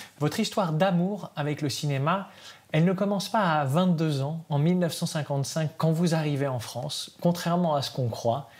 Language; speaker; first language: French; native; French